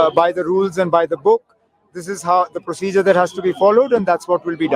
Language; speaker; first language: English; non-native, local second language; Kashmiri